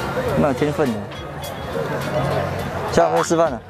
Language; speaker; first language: Chinese; native; Chinese